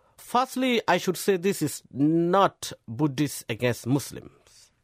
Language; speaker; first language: English; non-native, fluent; Burmese